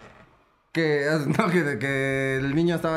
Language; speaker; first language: Spanish; native; Spanish